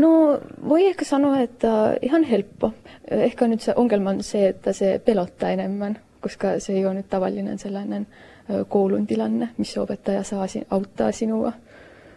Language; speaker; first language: Finnish; non-native, learner; Estonian